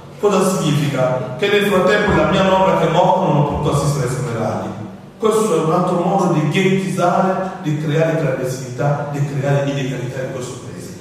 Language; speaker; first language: Italian; non-native, fluent; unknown